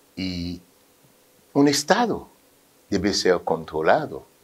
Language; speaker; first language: Spanish; non-native, fluent; Haitian Creole